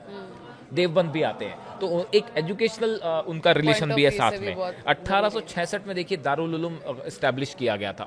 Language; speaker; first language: Hindi; native; Hindi